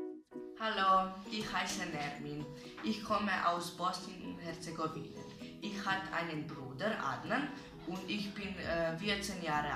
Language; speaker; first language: German; non-native, learner; Bosnian